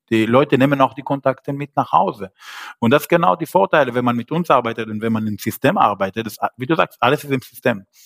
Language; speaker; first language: German; non-native, fluent; Hebrew